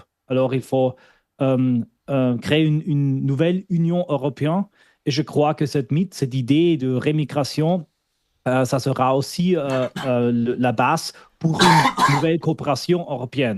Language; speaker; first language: French; non-native, fluent; German